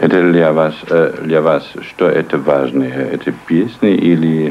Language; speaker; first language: Russian; non-native, learner; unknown